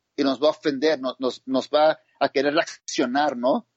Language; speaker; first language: Spanish; native; Spanish